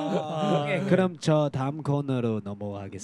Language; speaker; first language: Korean; non-native, fluent; Cantonese